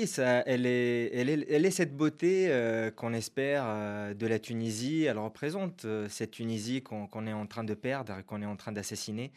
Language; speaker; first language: French; non-native, local second language; Arabic